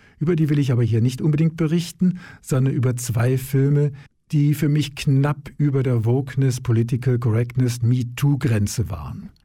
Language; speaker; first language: German; native; German